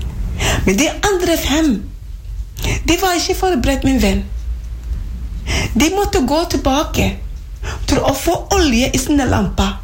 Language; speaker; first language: Norwegian; non-native, fluent; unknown